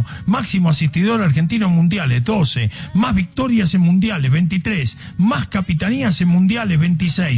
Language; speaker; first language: Spanish; native; Spanish